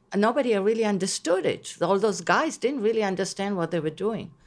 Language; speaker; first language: English; non-native, fluent; Hebrew